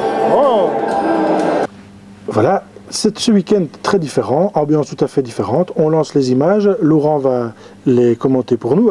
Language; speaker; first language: French; native; French